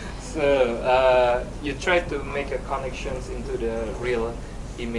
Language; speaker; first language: English; non-native, learner; Indonesian